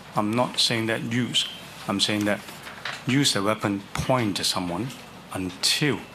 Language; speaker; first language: English; non-native, local second language; Cantonese